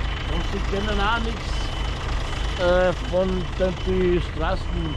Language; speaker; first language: German; non-native, learner; Turkish